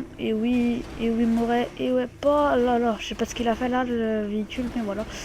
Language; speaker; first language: French; native; French